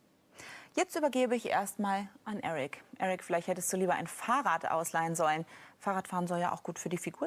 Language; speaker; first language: German; native; German